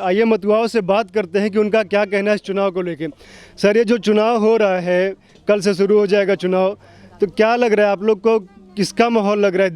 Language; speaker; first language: Hindi; native; Hindi